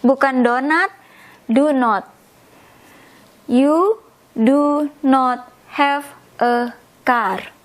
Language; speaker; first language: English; non-native, fluent; Indonesian